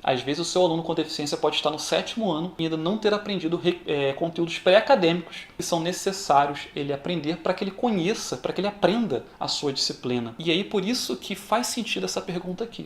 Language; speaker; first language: Portuguese; native; Portuguese